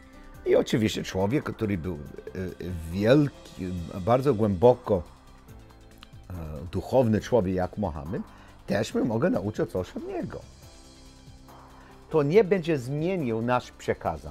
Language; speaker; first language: Polish; non-native, learner; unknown